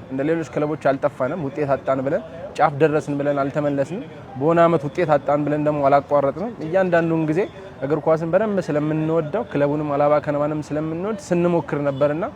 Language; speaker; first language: Amharic; non-native, local second language; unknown